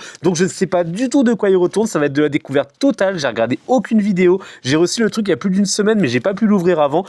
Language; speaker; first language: French; native; French